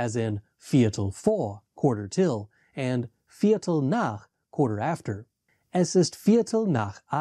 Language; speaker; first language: German; non-native, fluent; English